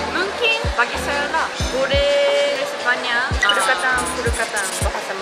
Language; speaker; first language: Indonesian; non-native, fluent; Japanese